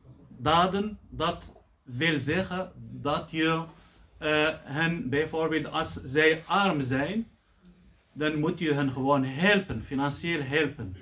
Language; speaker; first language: Dutch; non-native, fluent; Arabic